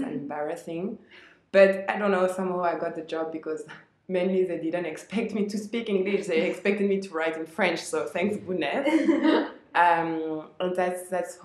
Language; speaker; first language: English; non-native, fluent; French